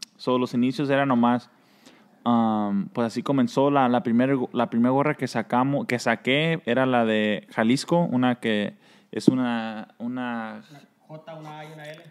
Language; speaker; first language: Spanish; early bilingual, heritage; Spanish